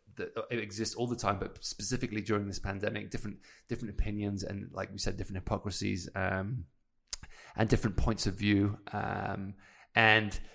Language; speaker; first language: English; native; English